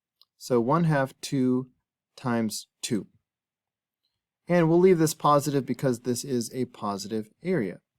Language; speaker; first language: English; native; English